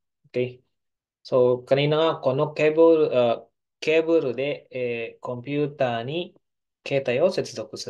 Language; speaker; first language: Japanese; non-native, fluent; Filipino